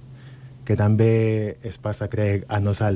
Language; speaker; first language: Catalan; non-native, learner; Spanish